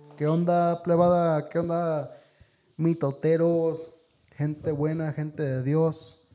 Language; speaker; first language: Spanish; early bilingual, heritage; Spanish